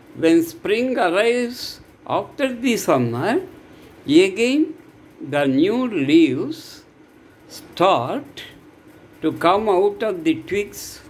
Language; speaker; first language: English; non-native, local second language; Telugu